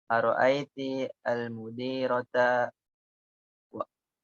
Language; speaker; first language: Arabic; non-native, fluent; Indonesian